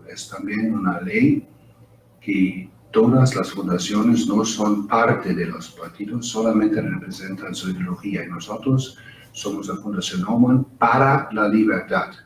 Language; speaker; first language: Spanish; non-native, fluent; German